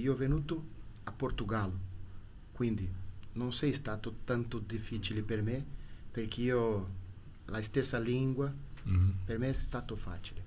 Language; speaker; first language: Italian; non-native, learner; Portuguese